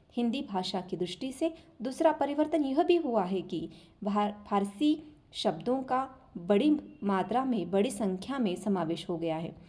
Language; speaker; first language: Hindi; non-native, local second language; Marathi